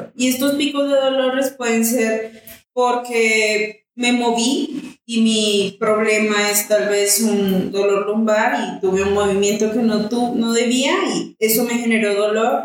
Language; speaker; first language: Spanish; native; Spanish